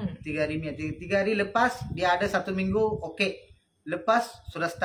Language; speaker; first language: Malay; non-native, local second language; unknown